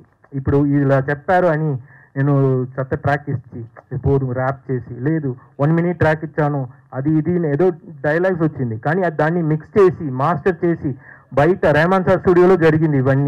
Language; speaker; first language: Telugu; non-native, fluent; Tamil